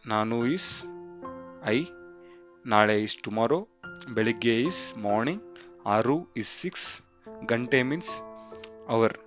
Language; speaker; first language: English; non-native, local second language; Kannada